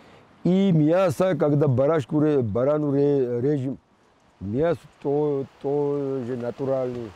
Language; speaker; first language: Russian; non-native, local second language; Georgian